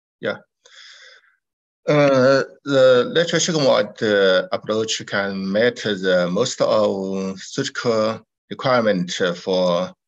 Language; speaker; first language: English; non-native, learner; Chinese